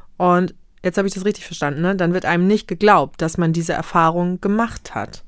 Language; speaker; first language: German; native; German